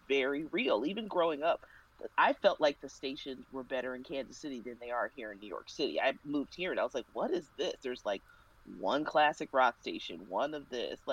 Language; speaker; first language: English; native; English